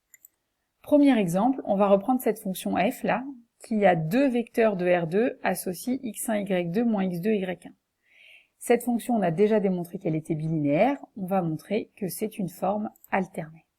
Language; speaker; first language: French; native; French